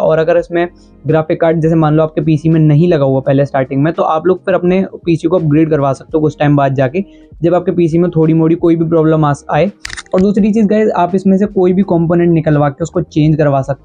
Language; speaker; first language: Hindi; native; Hindi